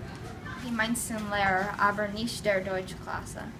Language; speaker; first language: German; non-native, learner; English